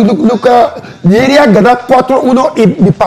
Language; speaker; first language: Spanish; non-native, learner; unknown